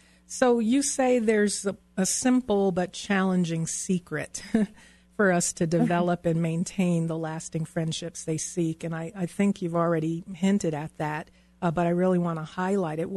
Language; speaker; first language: English; native; English